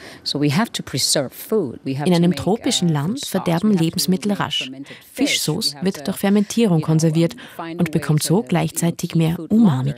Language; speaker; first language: German; native; German